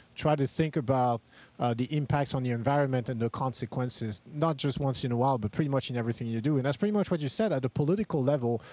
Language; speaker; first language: English; non-native, fluent; French